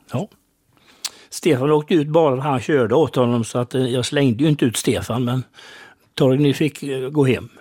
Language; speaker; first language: Swedish; native; Swedish